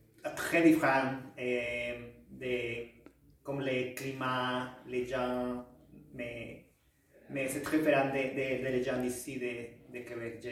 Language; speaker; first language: French; non-native, learner; Spanish